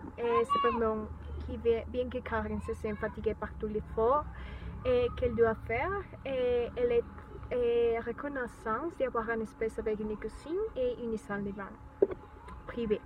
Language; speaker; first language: French; non-native, learner; Spanish